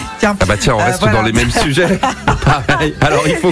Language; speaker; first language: French; native; French